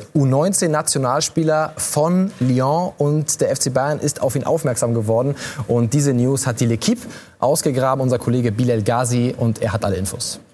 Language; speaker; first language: German; native; German